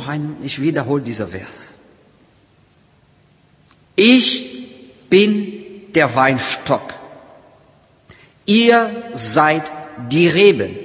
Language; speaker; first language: German; non-native, learner; Portuguese